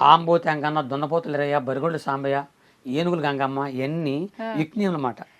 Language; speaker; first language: Telugu; non-native, local second language; Koya